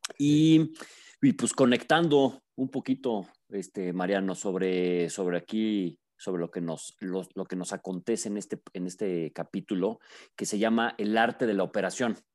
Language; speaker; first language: Spanish; native; Spanish